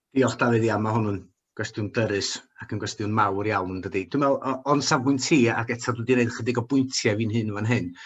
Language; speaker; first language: Welsh; native; Welsh